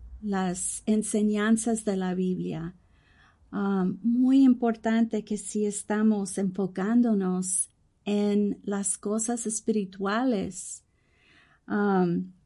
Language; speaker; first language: Spanish; early bilingual, heritage; English